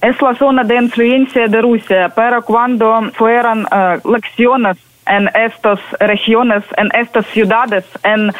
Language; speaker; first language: Spanish; non-native, learner; Ukrainian